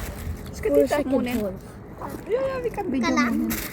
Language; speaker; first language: Swedish; non-native, fluent; Filipino